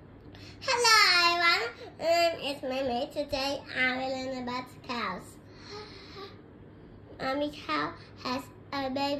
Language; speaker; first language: English; non-native, learner; Vietnamese